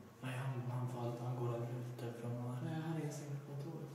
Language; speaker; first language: Swedish; native; Swedish